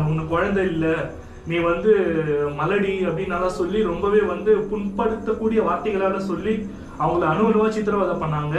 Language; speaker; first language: Tamil; native; Tamil